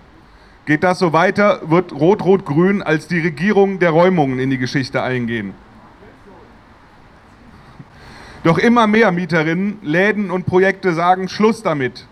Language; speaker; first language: German; native; German